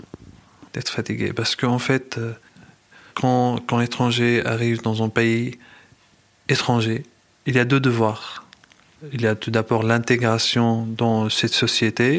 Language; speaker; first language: French; non-native, fluent; Arabic